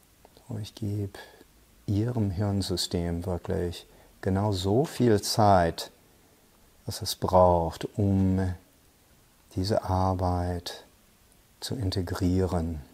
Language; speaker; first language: German; non-native, fluent; English